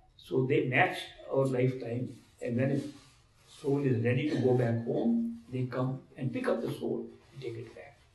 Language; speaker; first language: English; non-native, local second language; Hindi